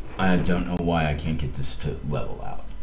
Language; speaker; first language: English; native; English